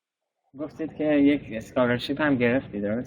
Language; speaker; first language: Persian; native; Persian